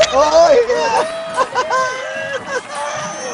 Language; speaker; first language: English; native; English